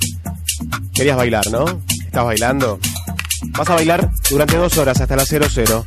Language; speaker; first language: Spanish; native; Spanish